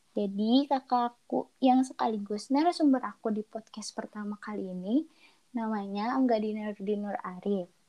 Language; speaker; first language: Indonesian; native; Indonesian